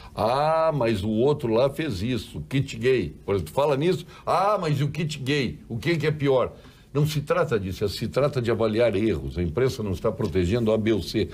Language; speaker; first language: Portuguese; native; Portuguese